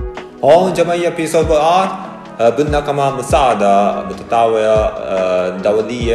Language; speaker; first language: Arabic; non-native, learner; Japanese